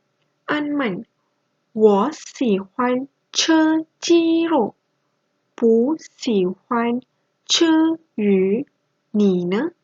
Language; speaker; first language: Chinese; non-native, local second language; Malay